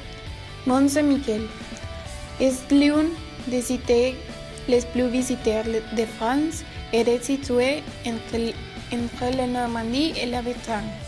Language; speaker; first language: French; non-native, learner; Spanish